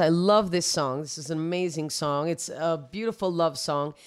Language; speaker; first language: English; non-native, fluent; Spanish